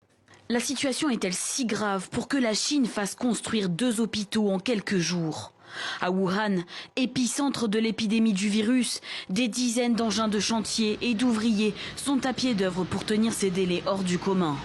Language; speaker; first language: French; native; French